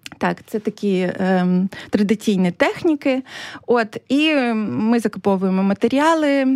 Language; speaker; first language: Ukrainian; native; Ukrainian